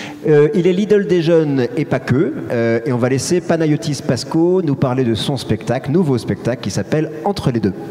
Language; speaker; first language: French; native; French